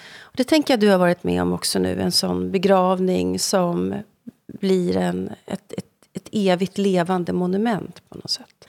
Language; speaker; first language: Swedish; native; Swedish